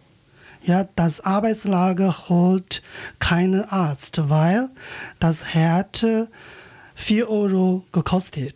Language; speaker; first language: German; non-native, learner; Chinese